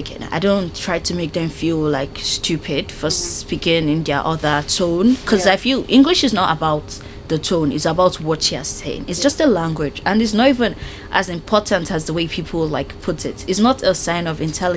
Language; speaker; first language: English; non-native, local second language; Yoruba